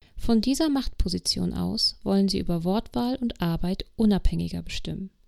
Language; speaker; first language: German; native; German